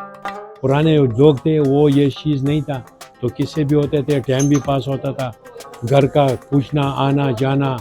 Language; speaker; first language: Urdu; non-native, local second language; Pashto